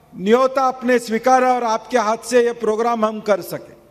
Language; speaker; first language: Hindi; non-native, local second language; Marathi